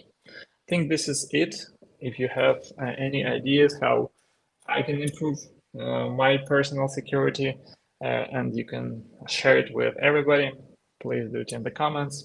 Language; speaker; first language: English; non-native, fluent; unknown